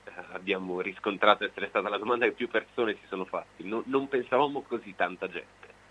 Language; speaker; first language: Italian; native; Italian